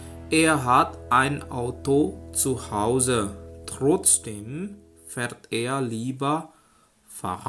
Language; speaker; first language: German; non-native, fluent; Indonesian